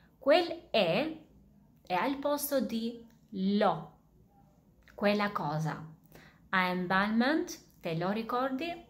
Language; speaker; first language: Italian; non-native, fluent; Albanian